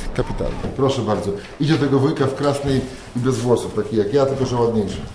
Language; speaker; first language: Polish; native; Polish